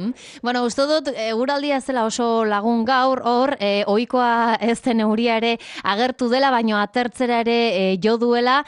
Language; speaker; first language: Basque; native; Basque